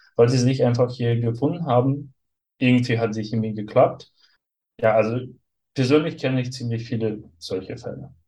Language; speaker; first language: German; non-native, fluent; Russian